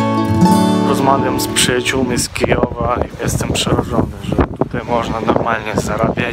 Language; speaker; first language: Polish; non-native, fluent; Ukrainian